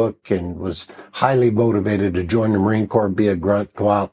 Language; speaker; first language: English; native; English